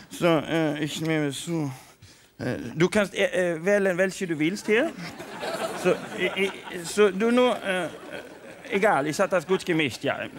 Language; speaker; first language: German; non-native, learner; Swedish